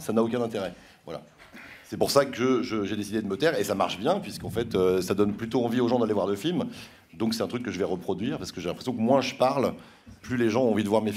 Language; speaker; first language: French; native; French